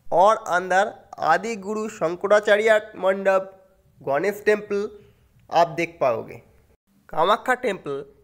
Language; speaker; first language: Hindi; non-native, local second language; Bangla